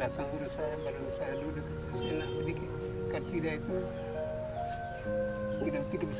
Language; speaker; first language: Indonesian; non-native, local second language; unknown